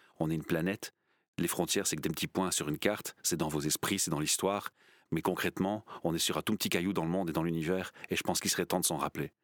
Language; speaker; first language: French; native; French